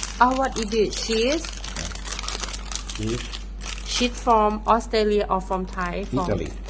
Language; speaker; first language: English; non-native, learner; Thai